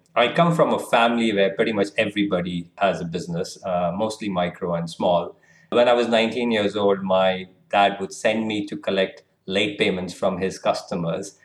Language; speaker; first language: English; non-native, local second language; Hindi